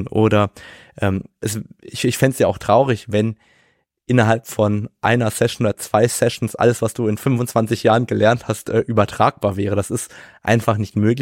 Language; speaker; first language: German; native; German